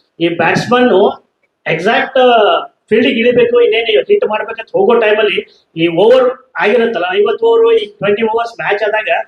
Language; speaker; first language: Kannada; native; Kannada